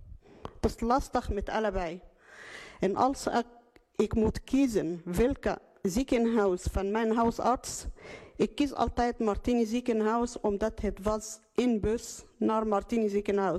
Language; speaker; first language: Dutch; non-native, learner; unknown